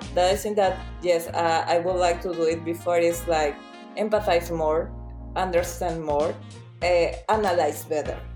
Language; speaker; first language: English; non-native, fluent; Spanish